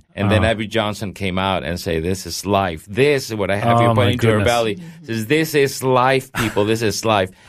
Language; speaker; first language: English; early bilingual, heritage; Spanish